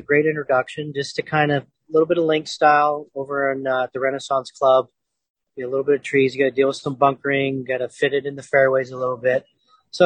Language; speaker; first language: English; native; English